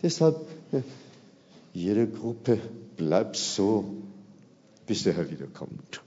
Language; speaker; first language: German; non-native, fluent; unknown